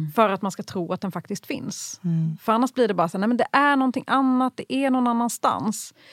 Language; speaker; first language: Swedish; early bilingual, other home language; Kurdish